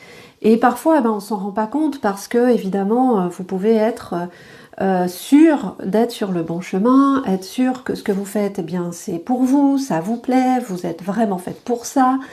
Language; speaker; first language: French; native; French